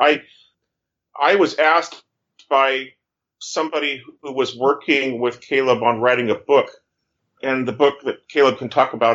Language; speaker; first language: English; native; English